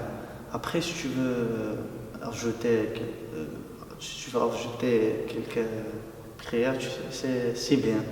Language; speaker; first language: French; non-native, local second language; Arabic